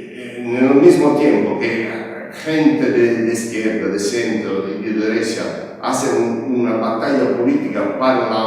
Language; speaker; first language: Spanish; non-native, learner; Italian